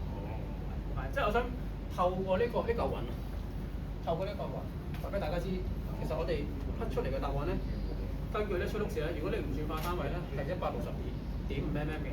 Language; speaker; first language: Cantonese; native; Cantonese